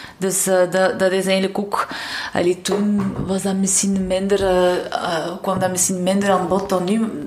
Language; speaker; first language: Dutch; non-native, local second language; French